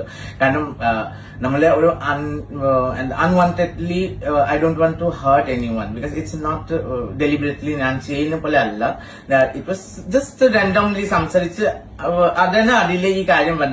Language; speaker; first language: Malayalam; non-native, fluent; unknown